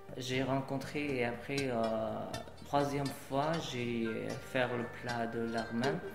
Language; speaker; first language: French; non-native, learner; Uyghur